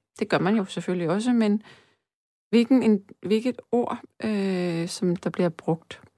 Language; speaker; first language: Danish; native; Danish